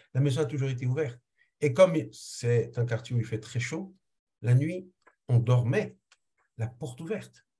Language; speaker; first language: French; non-native, local second language; Haitian Creole